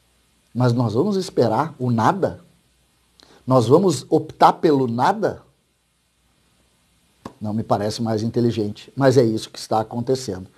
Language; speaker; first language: Portuguese; native; Portuguese